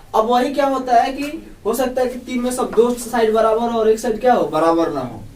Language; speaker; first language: Hindi; native; Hindi